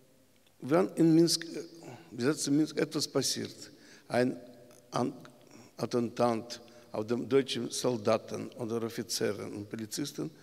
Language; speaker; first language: German; non-native, learner; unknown